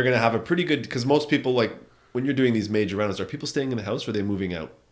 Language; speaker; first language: English; native; English